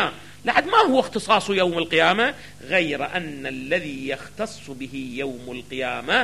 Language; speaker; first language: Arabic; native; Arabic